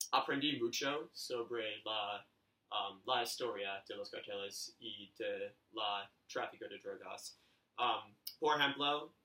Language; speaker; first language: Spanish; non-native, learner; English